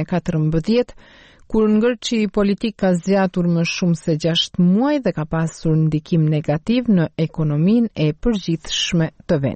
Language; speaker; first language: Albanian; native; Albanian